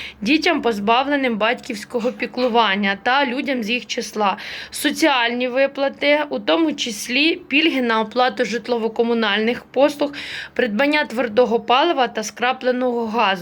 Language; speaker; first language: Ukrainian; native; Ukrainian